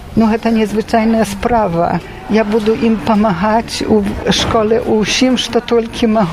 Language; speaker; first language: Belarusian; non-native, local second language; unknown